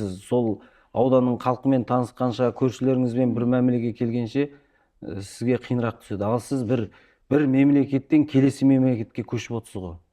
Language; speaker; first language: Kazakh; early bilingual, heritage; Kazakh